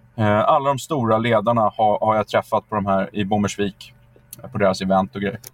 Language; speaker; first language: Swedish; native; Swedish